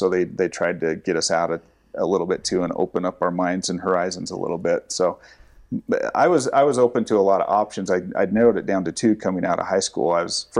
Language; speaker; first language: English; native; English